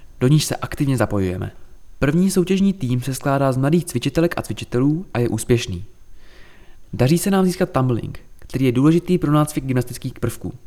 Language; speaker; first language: Czech; native; Czech